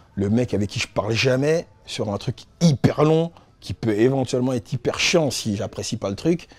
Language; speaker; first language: French; native; French